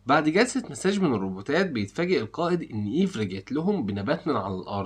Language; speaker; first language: Arabic; native; Arabic